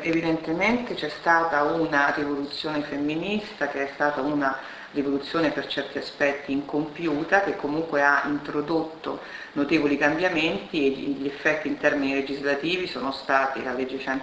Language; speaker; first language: Italian; native; Italian